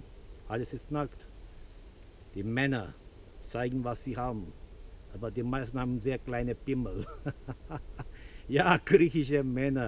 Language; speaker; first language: German; non-native, fluent; Turkish